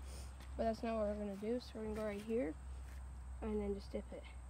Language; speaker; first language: English; native; English